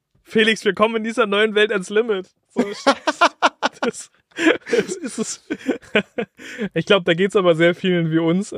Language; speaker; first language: German; native; German